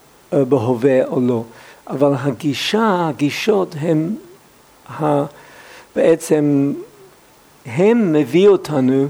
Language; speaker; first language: Hebrew; non-native, fluent; English